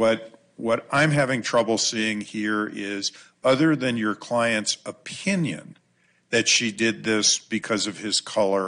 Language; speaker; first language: English; native; English